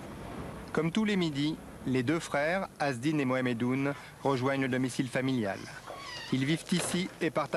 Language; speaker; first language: French; native; French